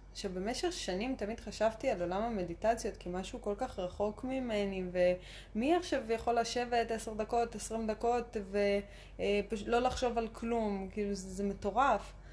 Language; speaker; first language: Hebrew; early bilingual, other home language; Russian